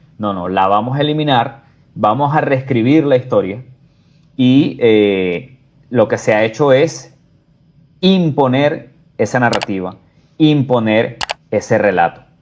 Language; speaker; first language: Spanish; native; Spanish